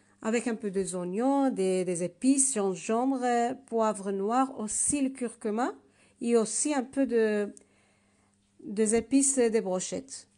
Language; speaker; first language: French; non-native, learner; Arabic